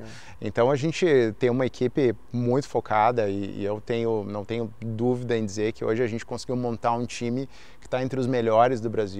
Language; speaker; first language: Portuguese; native; Portuguese